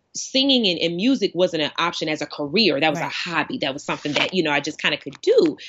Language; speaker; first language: English; native; English